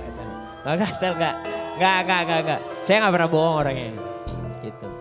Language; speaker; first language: Indonesian; native; Indonesian